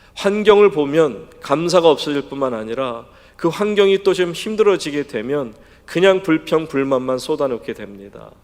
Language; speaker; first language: Korean; native; Korean